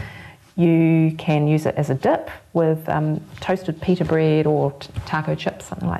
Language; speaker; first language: English; native; English